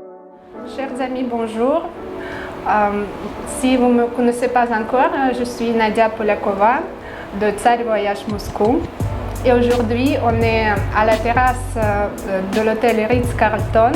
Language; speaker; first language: French; non-native, fluent; Russian